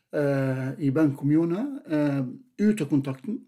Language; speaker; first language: Norwegian; non-native, fluent; Arabic